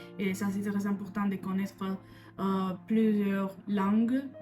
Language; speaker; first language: French; non-native, learner; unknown